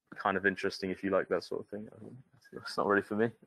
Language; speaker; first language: English; native; English